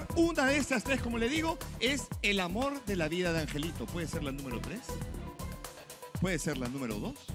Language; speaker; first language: Spanish; native; Spanish